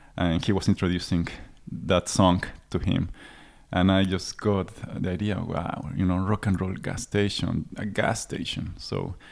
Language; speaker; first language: English; non-native, fluent; Spanish